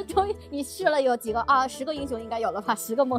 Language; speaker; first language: Chinese; native; Chinese